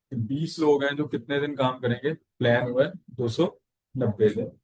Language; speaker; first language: Hindi; native; Hindi